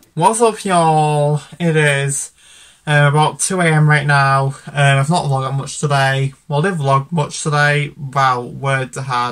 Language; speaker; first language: English; native; English